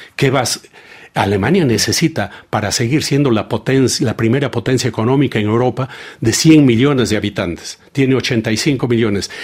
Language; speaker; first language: Spanish; native; Spanish